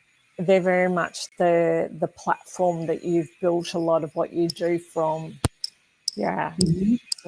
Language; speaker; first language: English; native; English